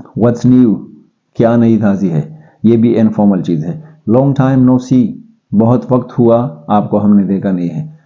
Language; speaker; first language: Urdu; non-native, local second language; Pashto